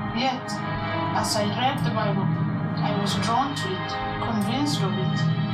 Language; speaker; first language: English; non-native, fluent; Somali